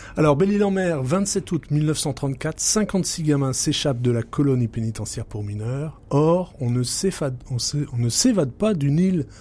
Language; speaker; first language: French; native; French